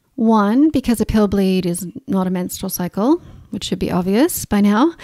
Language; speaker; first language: English; native; English